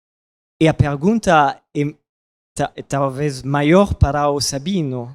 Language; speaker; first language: Portuguese; non-native, learner; French